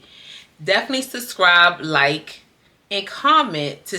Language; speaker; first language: English; native; English